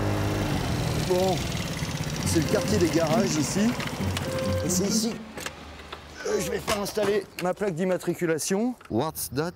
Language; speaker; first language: French; native; French